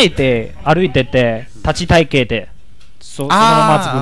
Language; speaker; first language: Japanese; non-native, learner; Chinese